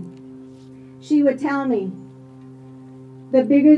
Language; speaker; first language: English; native; English